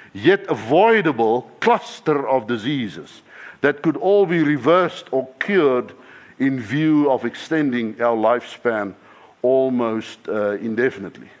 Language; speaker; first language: English; non-native, local second language; Afrikaans